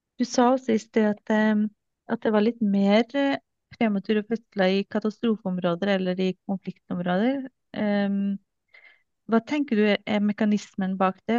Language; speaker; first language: Norwegian; native; Norwegian